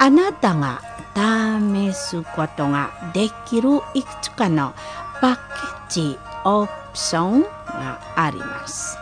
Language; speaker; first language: Japanese; non-native, fluent; Indonesian